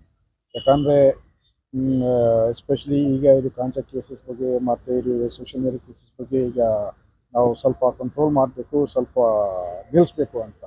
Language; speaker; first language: Kannada; non-native, fluent; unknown